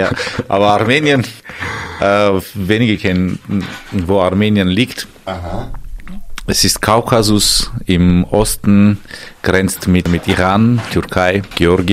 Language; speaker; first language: German; non-native, fluent; Armenian